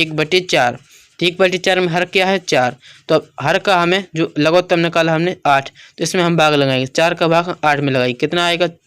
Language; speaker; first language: Hindi; native; Hindi